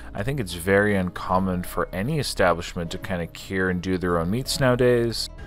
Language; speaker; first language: English; native; English